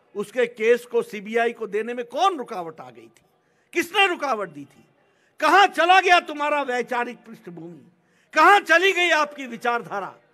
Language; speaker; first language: Hindi; native; Hindi